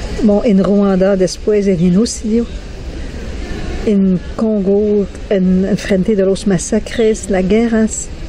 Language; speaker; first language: Spanish; non-native, fluent; French